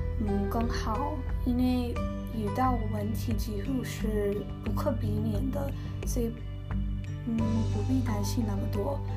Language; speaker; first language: Chinese; non-native, learner; English